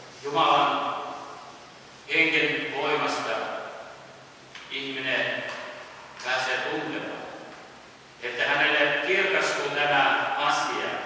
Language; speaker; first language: Finnish; early bilingual, heritage; Finnish